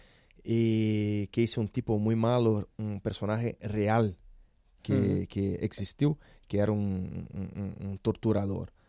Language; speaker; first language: Spanish; non-native, learner; Portuguese